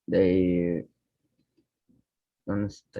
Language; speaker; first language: English; non-native, learner; Spanish